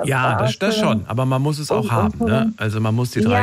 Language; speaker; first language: German; native; German